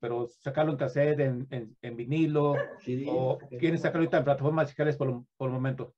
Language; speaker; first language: Spanish; native; Spanish